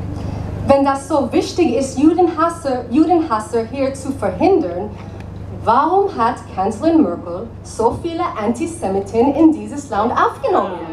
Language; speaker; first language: German; non-native, learner; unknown